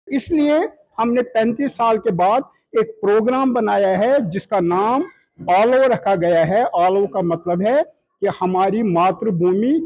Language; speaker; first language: Hindi; non-native, local second language; Kashmiri